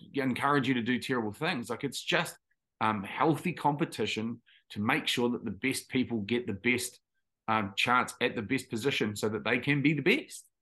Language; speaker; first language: English; native; English